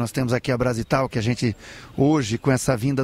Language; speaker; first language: Portuguese; native; Portuguese